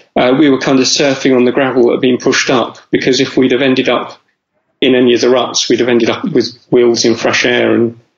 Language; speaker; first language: English; native; English